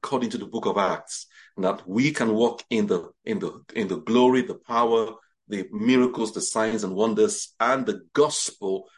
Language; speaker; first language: English; non-native, local second language; Yoruba